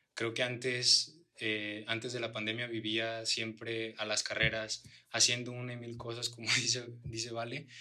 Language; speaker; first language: Spanish; native; Spanish